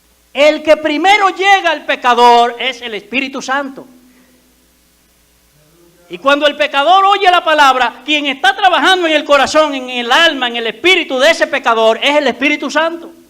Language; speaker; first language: Spanish; native; Spanish